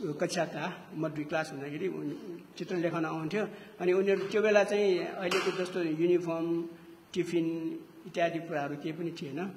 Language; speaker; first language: Nepali; non-native, local second language; Newari